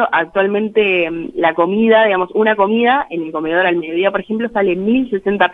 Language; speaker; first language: Spanish; native; Spanish